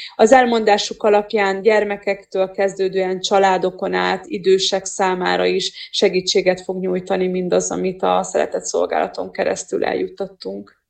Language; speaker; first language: Hungarian; native; Hungarian